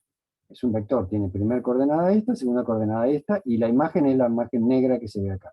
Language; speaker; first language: Spanish; native; Spanish